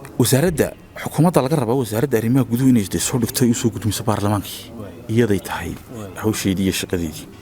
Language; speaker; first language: Somali; native; Somali